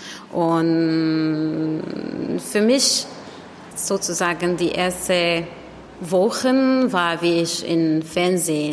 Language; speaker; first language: German; non-native, learner; Arabic